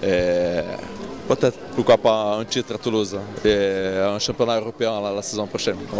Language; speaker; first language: French; non-native, fluent; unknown